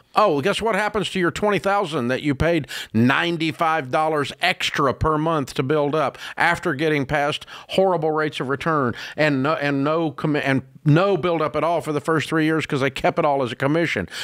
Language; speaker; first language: English; native; English